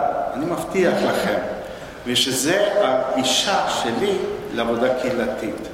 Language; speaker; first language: Hebrew; non-native, fluent; Spanish